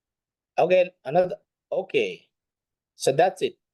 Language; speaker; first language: English; non-native, fluent; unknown